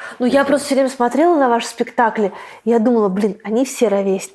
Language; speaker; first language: Russian; native; Russian